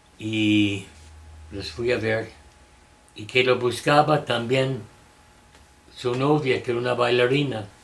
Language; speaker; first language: Spanish; non-native, fluent; English